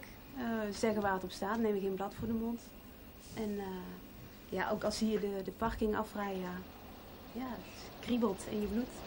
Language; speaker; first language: Dutch; native; Dutch